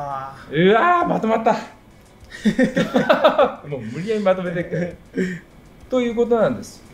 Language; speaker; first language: Japanese; native; Japanese